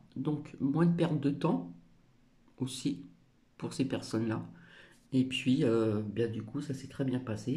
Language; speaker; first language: French; native; French